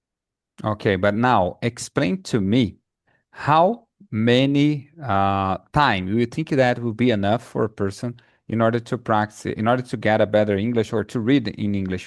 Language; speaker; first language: English; non-native, fluent; Portuguese